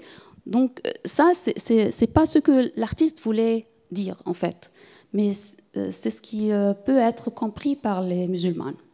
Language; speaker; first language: French; non-native, fluent; Arabic